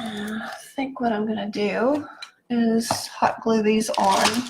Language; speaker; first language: English; native; English